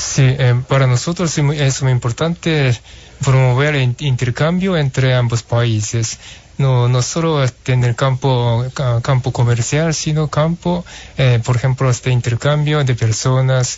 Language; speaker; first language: Spanish; non-native, fluent; Japanese